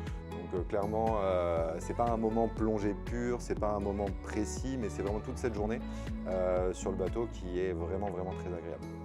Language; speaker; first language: French; native; French